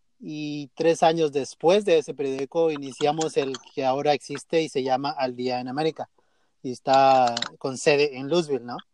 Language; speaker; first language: Spanish; native; Spanish